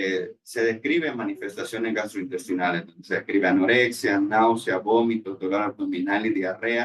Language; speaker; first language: Spanish; native; Spanish